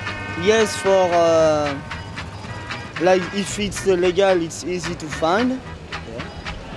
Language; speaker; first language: English; non-native, learner; French